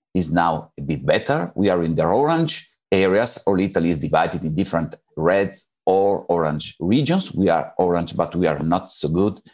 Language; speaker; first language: English; non-native, fluent; Italian